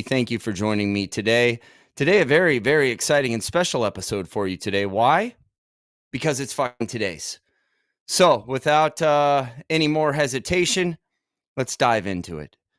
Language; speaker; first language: English; native; English